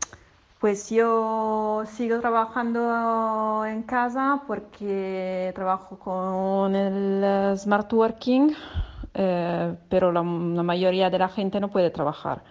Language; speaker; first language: Spanish; non-native, fluent; Italian